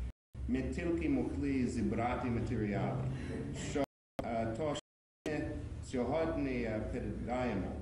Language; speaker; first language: Ukrainian; non-native, fluent; English